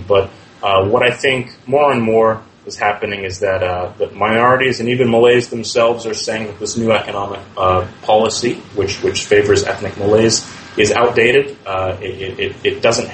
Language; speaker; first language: English; native; English